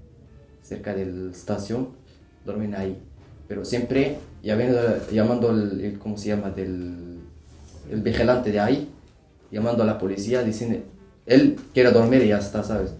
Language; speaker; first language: Spanish; non-native, learner; Arabic